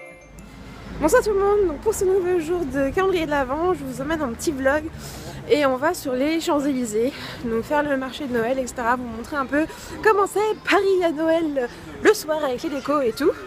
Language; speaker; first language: French; native; French